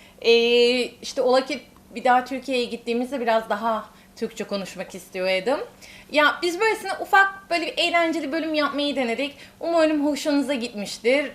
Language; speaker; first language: Turkish; native; Turkish